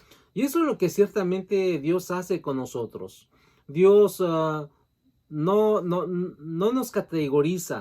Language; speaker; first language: Spanish; native; Spanish